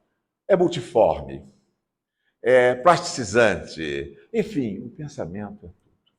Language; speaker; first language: Portuguese; native; Portuguese